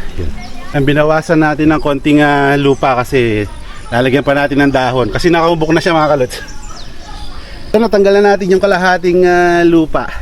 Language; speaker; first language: Filipino; native; Filipino